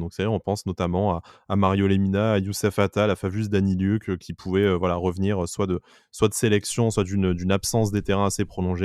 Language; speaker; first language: French; native; French